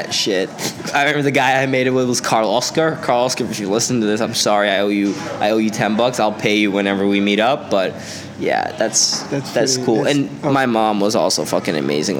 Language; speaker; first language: English; non-native, fluent; Swedish